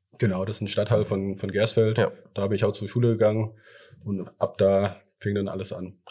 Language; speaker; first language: German; early bilingual, other home language; Thai